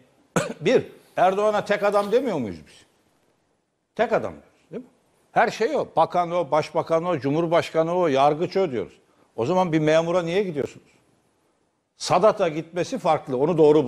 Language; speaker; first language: Turkish; native; Turkish